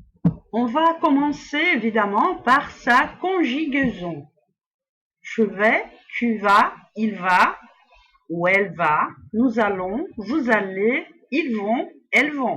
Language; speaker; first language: French; non-native, fluent; Portuguese